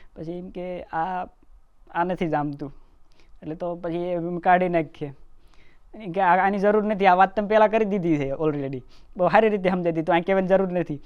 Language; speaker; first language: Gujarati; native; Gujarati